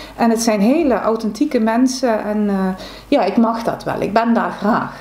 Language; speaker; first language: Dutch; native; Dutch